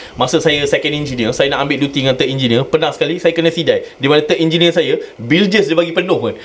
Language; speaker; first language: Malay; native; Malay